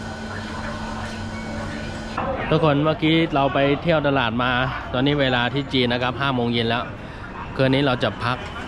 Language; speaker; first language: Thai; non-native, fluent; Chinese